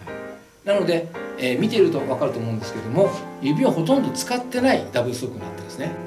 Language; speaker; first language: Japanese; native; Japanese